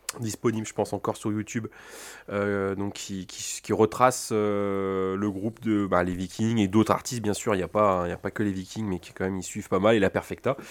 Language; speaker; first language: French; native; French